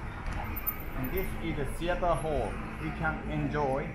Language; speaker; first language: English; non-native, learner; Japanese